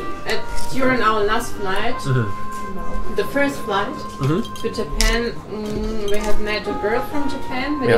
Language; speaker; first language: English; non-native, fluent; German